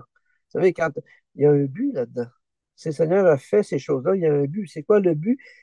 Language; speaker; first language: French; native; French